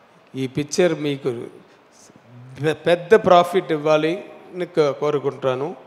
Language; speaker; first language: Telugu; non-native, learner; Tamil